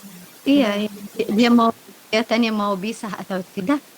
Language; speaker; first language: Indonesian; non-native, learner; Arabic